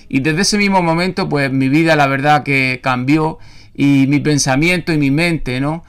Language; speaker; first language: Spanish; native; Spanish